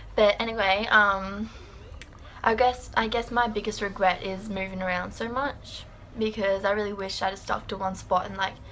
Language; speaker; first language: English; native; English